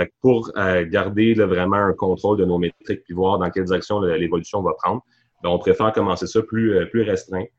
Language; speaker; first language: French; native; French